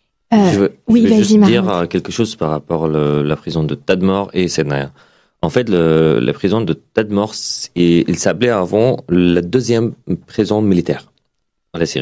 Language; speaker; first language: French; non-native, fluent; Arabic